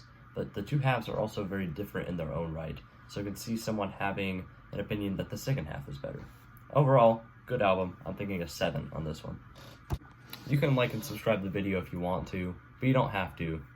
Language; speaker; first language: English; native; English